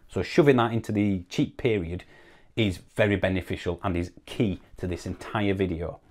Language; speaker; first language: English; native; English